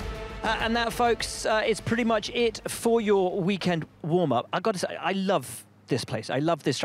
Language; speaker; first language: English; native; English